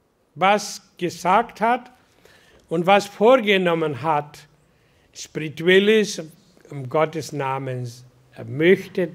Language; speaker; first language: German; non-native, learner; Hindi